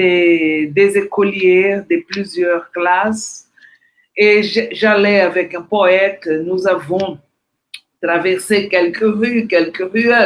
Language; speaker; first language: French; non-native, fluent; Portuguese